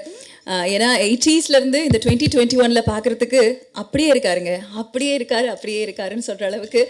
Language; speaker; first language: Tamil; native; Tamil